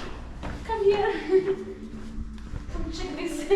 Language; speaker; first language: English; non-native, learner; Armenian